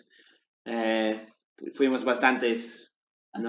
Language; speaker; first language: Spanish; non-native, learner; English